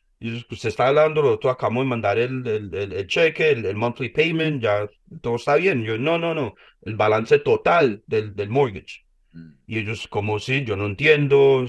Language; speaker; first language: Spanish; early bilingual, heritage; Spanish